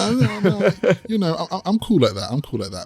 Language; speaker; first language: English; native; English